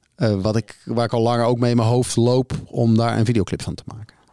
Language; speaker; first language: Dutch; native; Dutch